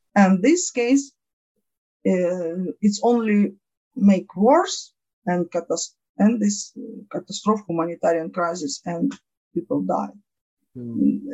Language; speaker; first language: English; non-native, learner; Ukrainian